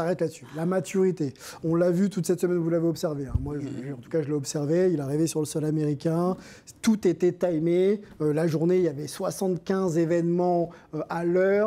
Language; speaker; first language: French; native; French